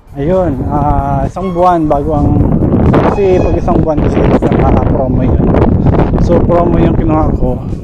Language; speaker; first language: Filipino; non-native, local second language; Cebuano